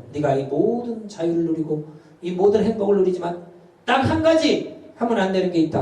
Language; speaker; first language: Korean; native; Korean